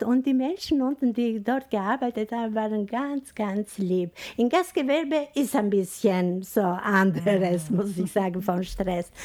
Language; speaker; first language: German; non-native, fluent; Albanian